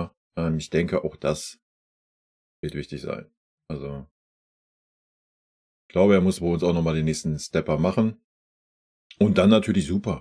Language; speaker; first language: German; native; German